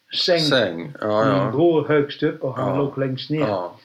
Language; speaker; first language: Swedish; non-native, learner; Dutch